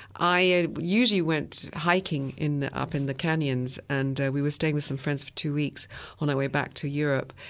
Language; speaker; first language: English; early bilingual, other home language; French